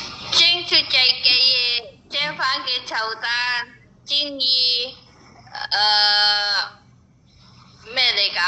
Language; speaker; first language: Cantonese; non-native, learner; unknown